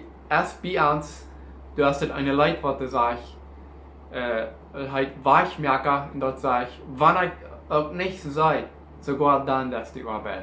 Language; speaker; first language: German; non-native, learner; Plautdietsch